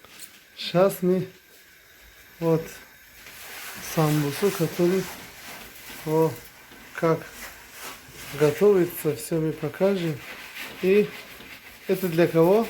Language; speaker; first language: Russian; non-native, learner; Tajik